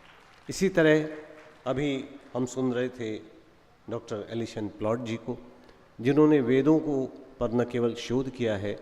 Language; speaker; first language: Hindi; native; Hindi